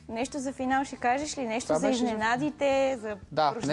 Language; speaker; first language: Bulgarian; native; Bulgarian